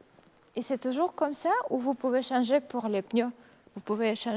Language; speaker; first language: French; non-native, learner; Russian